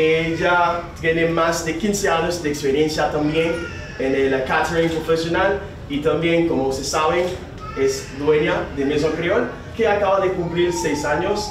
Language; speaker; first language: Spanish; non-native, fluent; Haitian Creole